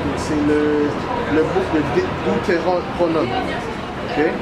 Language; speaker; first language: French; non-native, learner; English